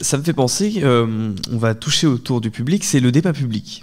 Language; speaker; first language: French; native; French